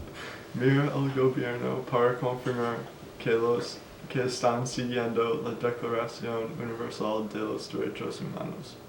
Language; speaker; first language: Spanish; non-native, learner; English